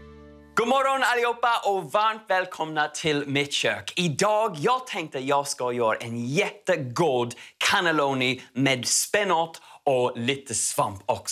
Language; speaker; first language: Swedish; non-native, learner; English